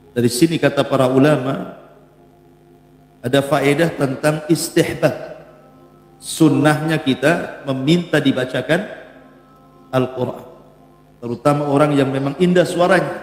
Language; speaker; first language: Indonesian; native; Indonesian